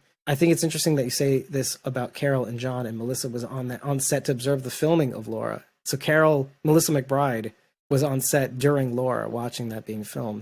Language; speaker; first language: English; native; English